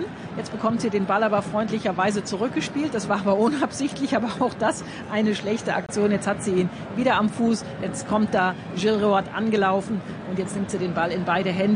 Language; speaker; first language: German; native; German